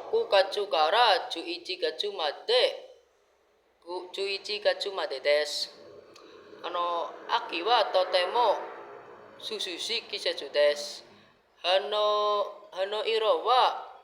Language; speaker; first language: Japanese; non-native, learner; Indonesian